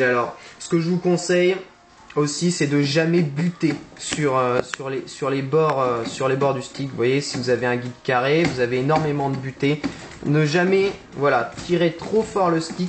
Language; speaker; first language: French; native; French